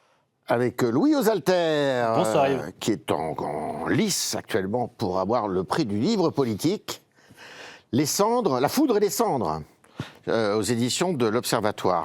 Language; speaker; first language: French; native; French